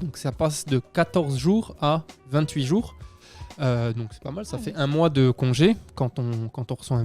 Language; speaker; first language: French; native; French